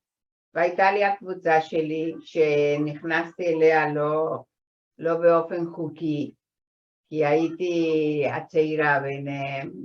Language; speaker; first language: Hebrew; non-native, fluent; Spanish